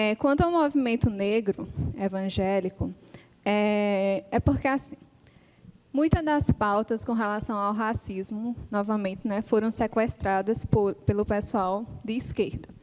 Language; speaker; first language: Portuguese; non-native, local second language; Upper Guinea Crioulo